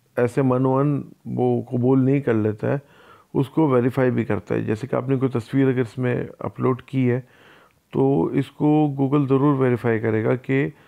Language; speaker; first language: Urdu; native; Urdu